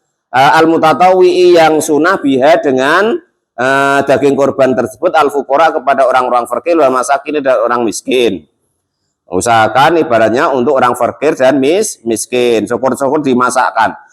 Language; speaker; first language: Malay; non-native, local second language; Javanese